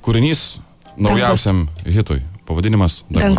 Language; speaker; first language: Lithuanian; native; Lithuanian